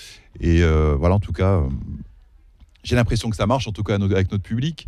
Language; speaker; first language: French; early bilingual, other home language; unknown